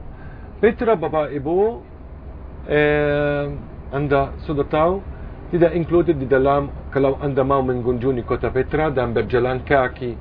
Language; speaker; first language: Indonesian; non-native, fluent; Arabic